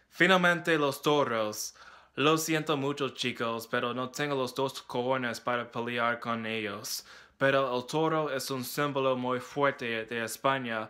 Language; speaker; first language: Spanish; non-native, learner; English